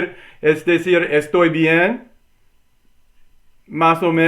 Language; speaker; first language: Spanish; non-native, learner; English